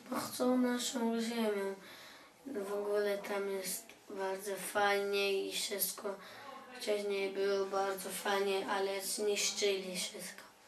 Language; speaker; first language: Polish; early bilingual, other home language; Chechen